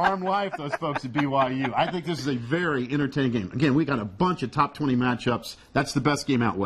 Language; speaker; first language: English; native; English